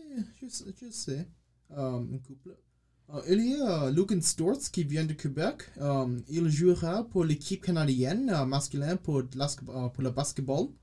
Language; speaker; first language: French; non-native, learner; English